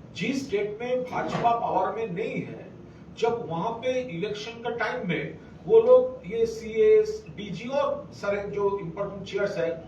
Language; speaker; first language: Hindi; non-native, local second language; Bangla